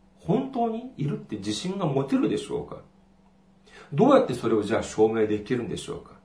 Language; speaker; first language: Japanese; non-native, fluent; Korean